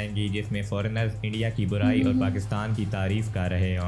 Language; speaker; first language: Hindi; native; Hindi